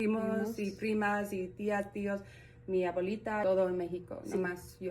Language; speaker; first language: Spanish; early bilingual, heritage; English